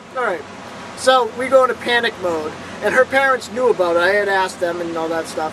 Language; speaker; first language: English; native; English